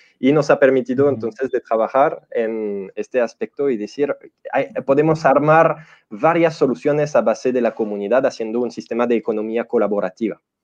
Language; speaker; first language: Spanish; non-native, fluent; French